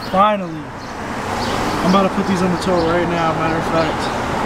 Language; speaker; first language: English; native; English